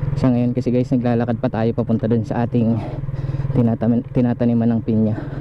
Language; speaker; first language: Filipino; non-native, local second language; Bikol